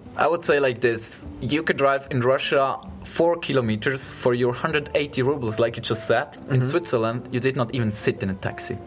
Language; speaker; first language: English; non-native, fluent; German